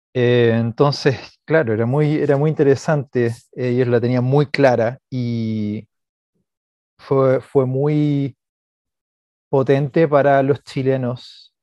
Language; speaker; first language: Spanish; native; Spanish